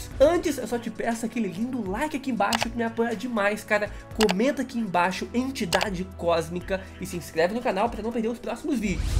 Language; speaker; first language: Portuguese; native; Portuguese